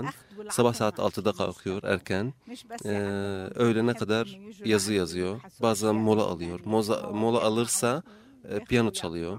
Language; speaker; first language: Turkish; non-native, fluent; Arabic